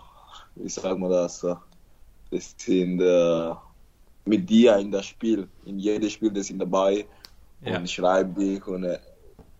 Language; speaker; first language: German; non-native, learner; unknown